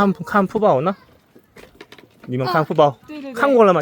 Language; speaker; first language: Chinese; non-native, fluent; Korean